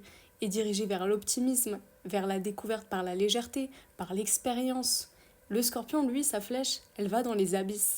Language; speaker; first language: French; native; French